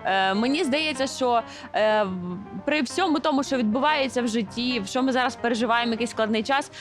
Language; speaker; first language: Ukrainian; native; Ukrainian